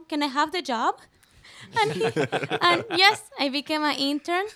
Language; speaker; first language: English; non-native, fluent; Spanish